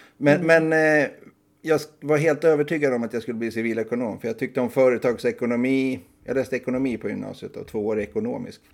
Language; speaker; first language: Swedish; native; Swedish